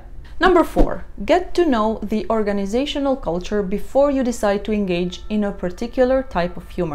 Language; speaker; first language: English; non-native, fluent; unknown